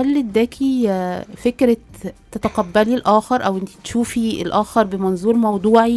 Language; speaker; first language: Arabic; native; Arabic